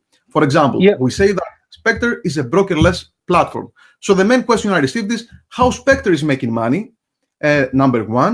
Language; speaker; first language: English; non-native, fluent; Greek